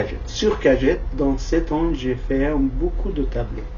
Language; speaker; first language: French; non-native, learner; Kurdish